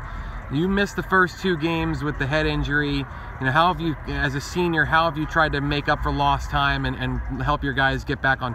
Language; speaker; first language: English; native; English